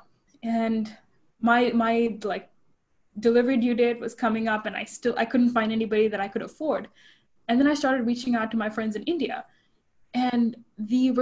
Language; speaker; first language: English; native; English